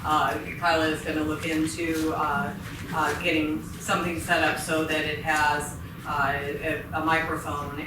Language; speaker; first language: English; native; English